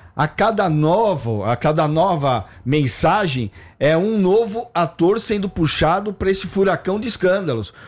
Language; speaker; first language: Portuguese; native; Portuguese